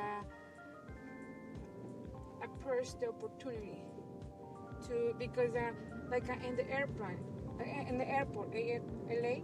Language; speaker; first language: English; non-native, learner; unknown